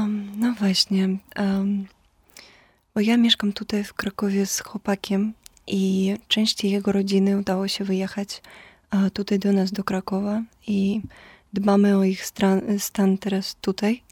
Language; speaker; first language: Polish; non-native, fluent; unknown